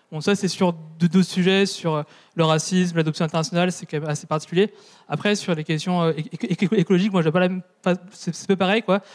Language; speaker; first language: French; native; French